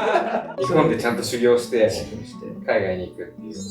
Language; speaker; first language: Japanese; native; Japanese